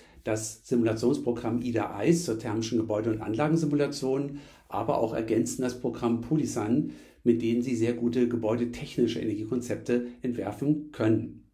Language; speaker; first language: German; native; German